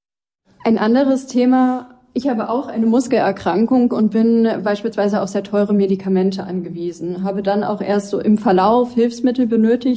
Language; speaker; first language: German; native; German